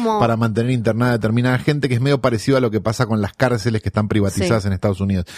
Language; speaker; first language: Spanish; native; Spanish